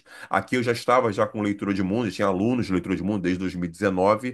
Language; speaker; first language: Portuguese; native; Portuguese